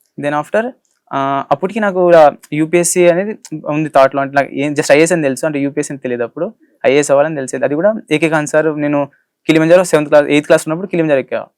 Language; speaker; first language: Telugu; non-native, local second language; Lambadi